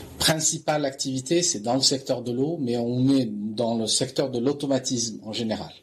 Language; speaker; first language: French; non-native, local second language; Arabic